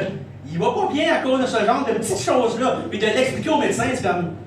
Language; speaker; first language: French; native; French